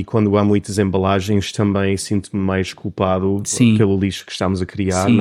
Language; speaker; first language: Portuguese; non-native, fluent; English